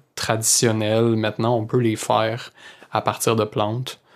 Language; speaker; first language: French; native; French